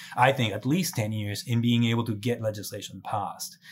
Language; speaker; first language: English; non-native, fluent; Spanish